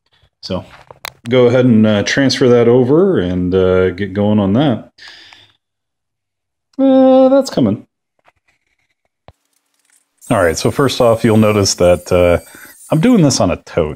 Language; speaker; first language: English; native; English